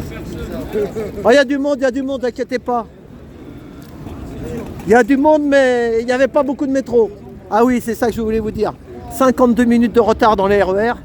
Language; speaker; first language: French; native; French